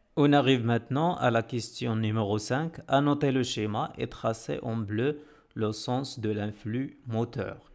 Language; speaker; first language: French; non-native, local second language; Arabic